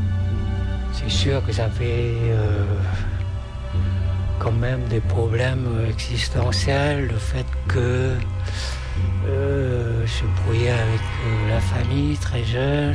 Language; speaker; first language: French; non-native, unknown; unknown